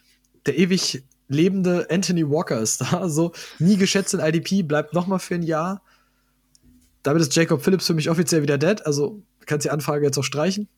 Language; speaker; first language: German; native; German